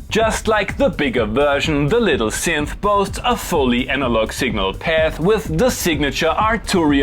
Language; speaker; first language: English; non-native, fluent; German